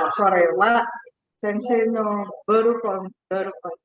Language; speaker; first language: Japanese; non-native, learner; Indonesian